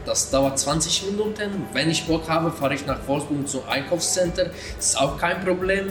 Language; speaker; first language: German; non-native, fluent; Polish